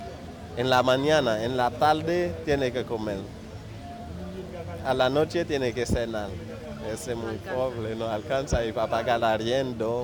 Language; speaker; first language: Spanish; non-native, learner; Haitian Creole